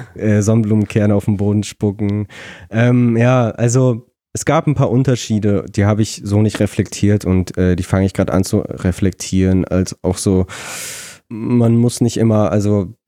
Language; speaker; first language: German; early bilingual, other home language; Russian